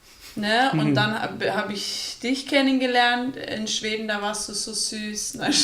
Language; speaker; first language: German; non-native, fluent; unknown